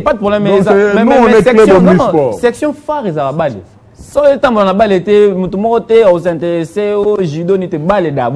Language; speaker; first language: French; non-native, local second language; Lingala